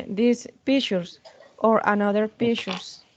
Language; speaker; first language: English; non-native, learner; Spanish